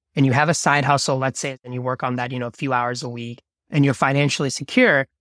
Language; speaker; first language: English; non-native, local second language; Bangla